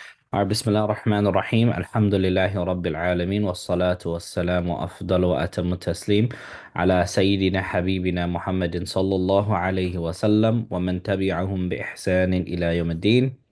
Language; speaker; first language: Arabic; non-native, fluent; English